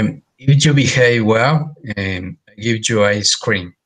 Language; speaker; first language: English; non-native, learner; Spanish